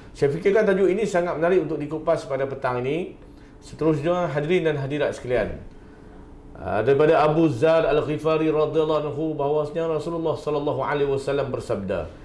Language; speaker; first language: Malay; native; Malay